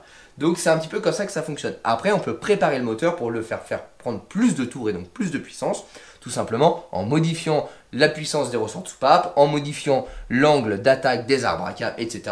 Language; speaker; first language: French; native; French